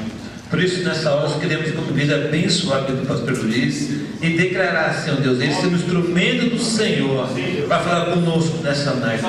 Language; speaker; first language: Portuguese; native; Portuguese